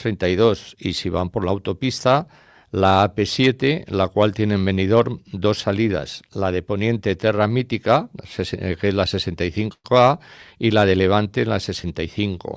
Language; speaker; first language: Spanish; native; Spanish